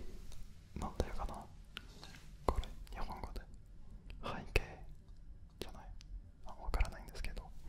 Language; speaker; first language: Japanese; non-native, fluent; French